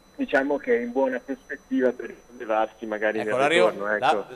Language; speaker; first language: Italian; native; Italian